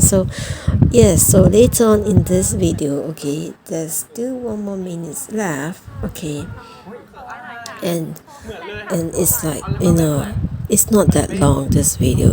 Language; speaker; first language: English; non-native, fluent; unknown